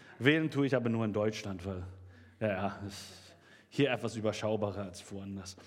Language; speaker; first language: German; native; German